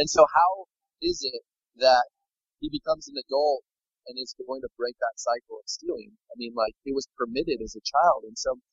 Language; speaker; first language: English; native; English